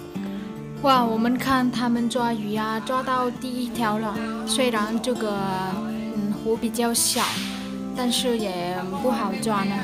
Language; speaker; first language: Chinese; non-native, fluent; Vietnamese